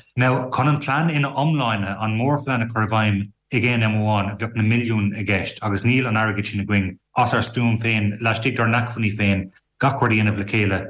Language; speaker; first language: Irish; native; Irish